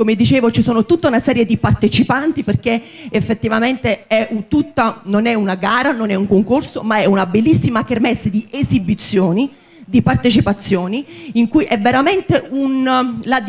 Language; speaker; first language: Italian; native; Italian